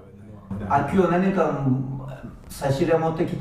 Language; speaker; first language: Japanese; non-native, learner; Turkish